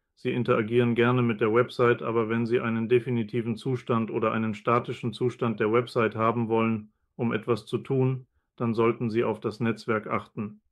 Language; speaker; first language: German; non-native, fluent; Spanish